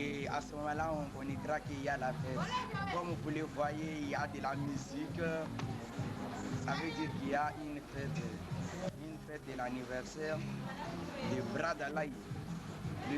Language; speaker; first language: French; non-native, local second language; Swahili